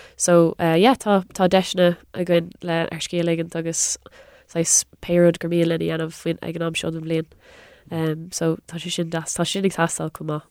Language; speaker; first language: Irish; non-native, local second language; English